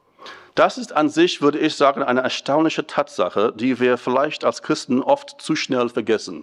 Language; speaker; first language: German; non-native, fluent; English